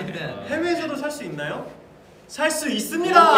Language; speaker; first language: Korean; native; Korean